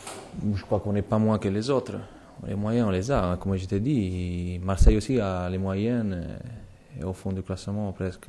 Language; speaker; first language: French; non-native, fluent; Italian